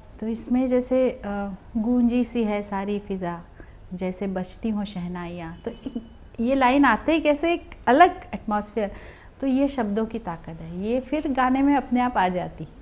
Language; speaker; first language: Hindi; non-native, local second language; Marathi